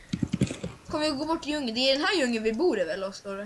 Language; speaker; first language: Swedish; native; Swedish